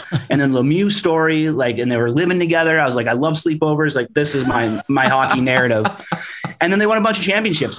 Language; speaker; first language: English; native; English